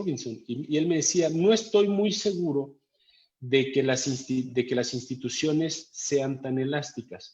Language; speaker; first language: Spanish; native; Spanish